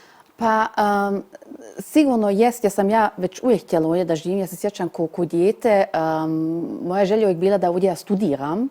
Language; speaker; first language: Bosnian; early bilingual, heritage; Bosnian